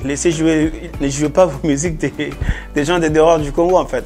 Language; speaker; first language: French; non-native, local second language; Lingala